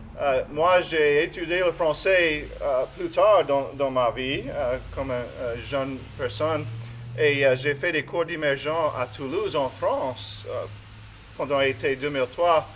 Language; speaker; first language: French; non-native, local second language; English